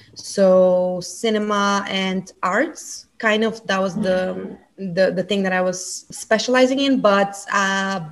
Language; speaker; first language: English; non-native, fluent; Bulgarian